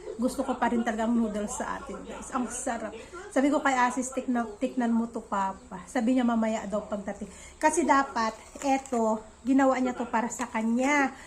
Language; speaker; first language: Filipino; native; Filipino